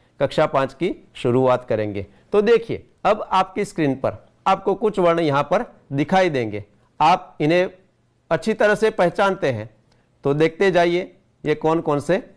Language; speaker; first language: Hindi; non-native, local second language; Gujarati